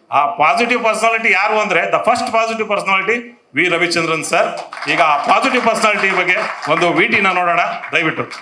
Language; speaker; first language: Kannada; native; Kannada